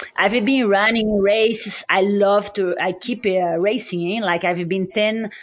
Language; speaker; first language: English; non-native, learner; Portuguese